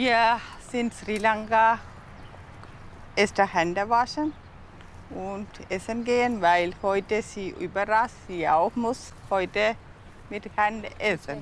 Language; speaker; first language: German; non-native, learner; Tamil